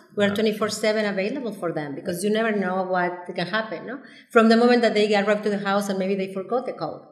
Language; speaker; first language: English; non-native, fluent; Spanish